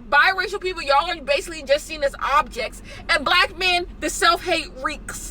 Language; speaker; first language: English; native; English